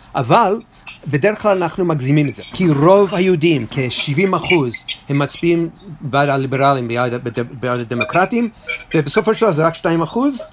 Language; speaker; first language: Hebrew; non-native, fluent; English